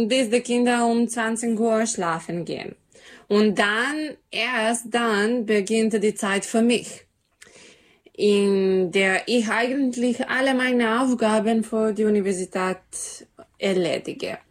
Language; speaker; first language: German; non-native, learner; Serbian